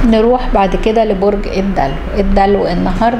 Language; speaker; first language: Arabic; native; Arabic